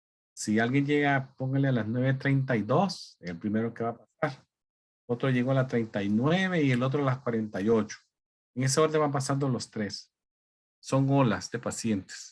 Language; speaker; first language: Spanish; native; Spanish